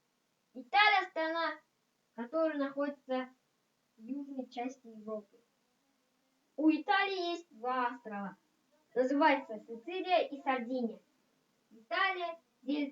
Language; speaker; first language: Russian; non-native, local second language; Kazakh